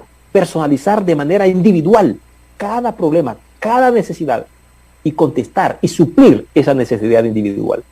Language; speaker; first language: Spanish; native; Spanish